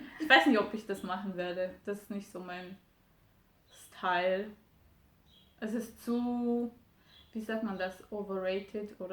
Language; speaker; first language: German; non-native, fluent; Romanian